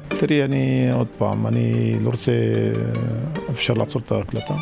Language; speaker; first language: Hebrew; non-native, local second language; Arabic